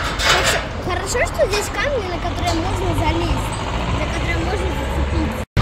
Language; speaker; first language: Russian; native; Russian